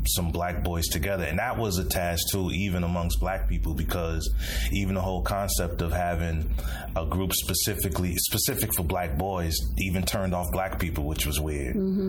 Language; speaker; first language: English; native; English